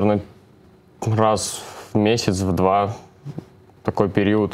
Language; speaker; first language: Russian; native; Russian